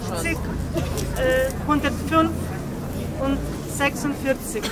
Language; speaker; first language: German; non-native, learner; Ukrainian